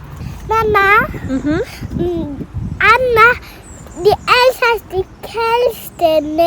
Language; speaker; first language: German; early bilingual, other home language; Telugu